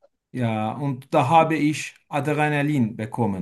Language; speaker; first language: German; non-native, learner; Turkish